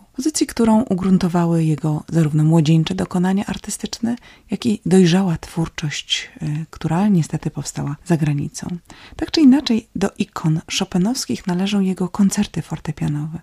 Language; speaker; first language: Polish; native; Polish